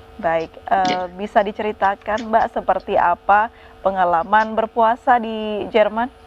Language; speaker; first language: Indonesian; native; Indonesian